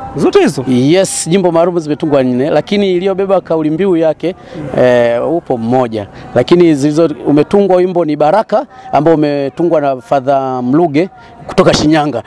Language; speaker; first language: Swahili; native; Swahili